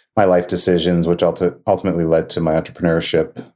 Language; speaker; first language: English; native; English